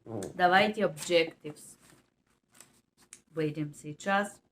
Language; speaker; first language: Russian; non-native, fluent; Bulgarian